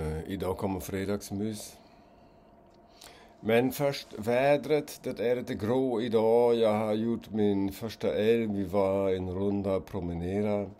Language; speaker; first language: Swedish; non-native, fluent; German